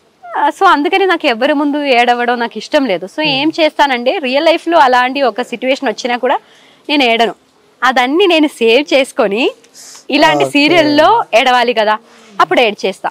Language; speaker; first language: Telugu; non-native, fluent; Malayalam